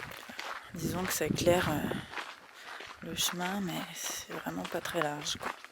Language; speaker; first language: French; native; French